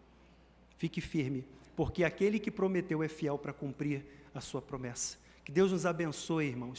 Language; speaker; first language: Portuguese; native; Portuguese